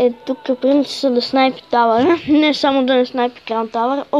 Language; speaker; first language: Bulgarian; native; Bulgarian